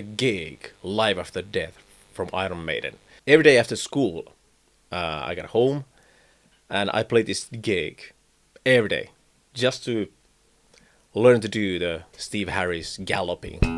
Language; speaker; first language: English; non-native, fluent; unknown